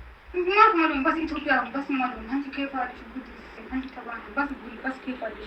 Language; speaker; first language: Arabic; non-native, learner; Amharic